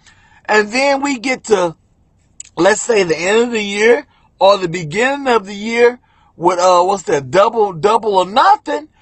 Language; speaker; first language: English; native; English